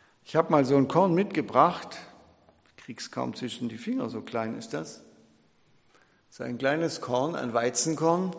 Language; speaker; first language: German; native; German